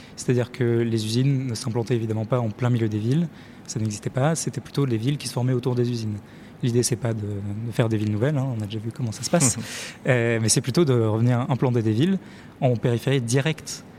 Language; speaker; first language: French; native; French